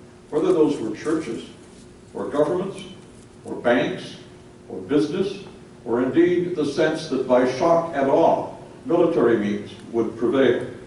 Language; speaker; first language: English; native; English